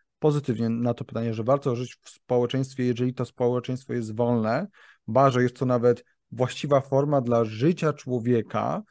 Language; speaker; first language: Polish; native; Polish